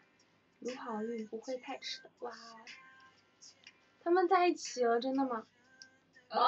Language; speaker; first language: Chinese; native; Chinese